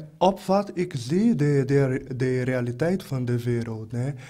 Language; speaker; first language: Dutch; non-native, learner; Portuguese